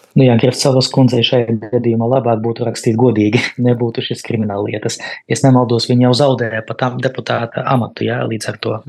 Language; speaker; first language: Latvian; non-native, local second language; Russian